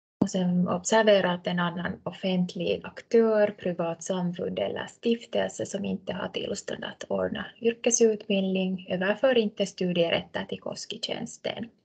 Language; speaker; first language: Swedish; native; Swedish